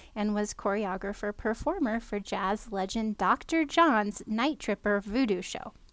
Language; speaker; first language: English; native; English